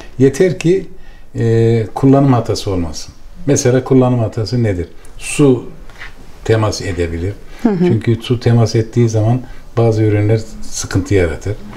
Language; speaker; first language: Turkish; native; Turkish